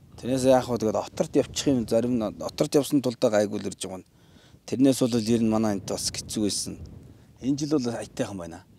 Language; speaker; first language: Mongolian; native; Mongolian